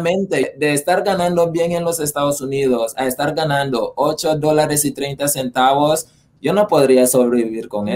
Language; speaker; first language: Spanish; early bilingual, heritage; Spanish